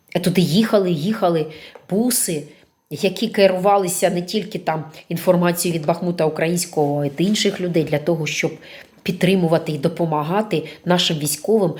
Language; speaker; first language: Ukrainian; non-native, local second language; Russian